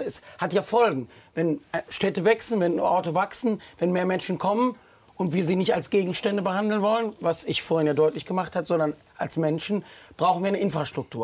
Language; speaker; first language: German; native; German